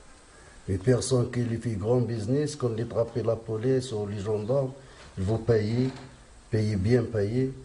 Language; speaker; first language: French; non-native, learner; Arabic